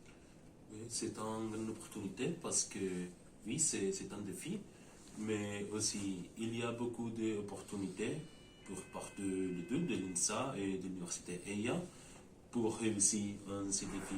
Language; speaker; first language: French; non-native, learner; Spanish